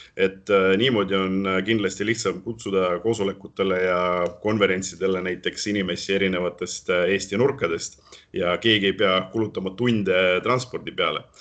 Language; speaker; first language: Estonian; non-native, local second language; Russian